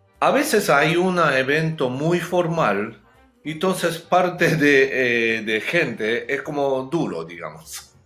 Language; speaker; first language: Spanish; non-native, learner; Japanese